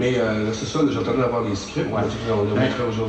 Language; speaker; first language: French; native; French